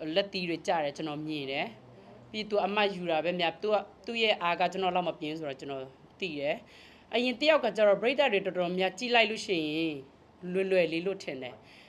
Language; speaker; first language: Burmese; native; Burmese